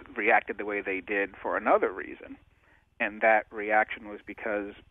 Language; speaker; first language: English; native; English